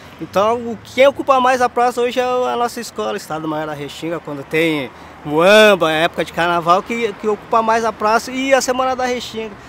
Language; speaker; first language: Portuguese; native; Portuguese